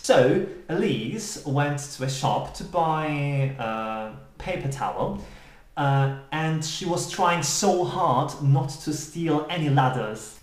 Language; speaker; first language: English; non-native, fluent; Polish